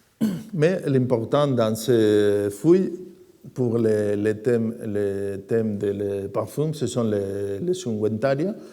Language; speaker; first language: French; non-native, fluent; Spanish